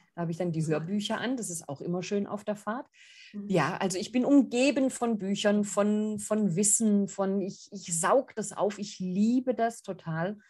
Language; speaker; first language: German; early bilingual, other home language; Greek